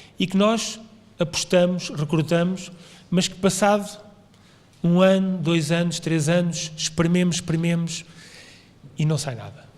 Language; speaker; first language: Portuguese; native; Portuguese